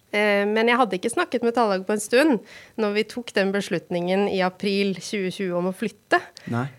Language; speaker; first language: Norwegian; native; Norwegian